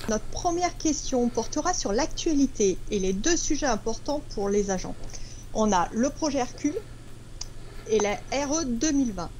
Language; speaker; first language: French; native; French